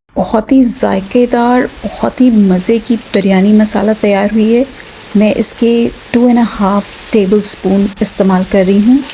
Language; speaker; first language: Urdu; native; Urdu